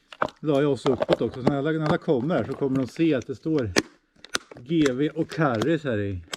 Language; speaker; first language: Swedish; native; Swedish